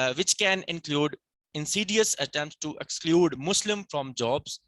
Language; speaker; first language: English; non-native, local second language; Urdu